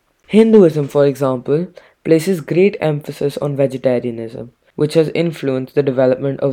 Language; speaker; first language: English; non-native, local second language; Hindi